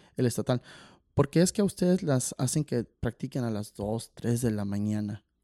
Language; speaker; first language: Spanish; early bilingual, heritage; Spanish